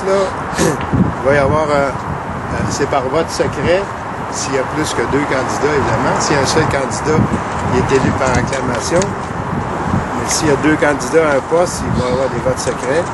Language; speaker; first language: French; native; French